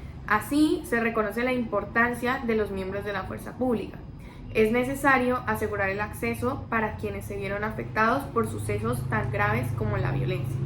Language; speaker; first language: Spanish; native; Spanish